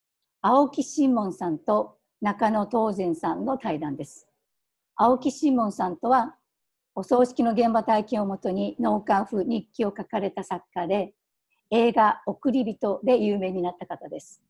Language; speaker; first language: Japanese; native; Japanese